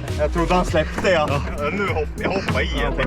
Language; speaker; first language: Swedish; non-native, learner; Vietnamese